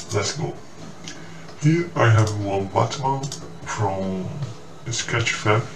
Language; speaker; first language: English; non-native, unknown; Portuguese